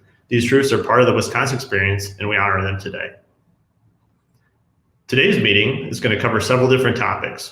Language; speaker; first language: English; native; English